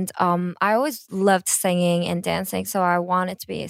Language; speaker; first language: English; non-native, fluent; Korean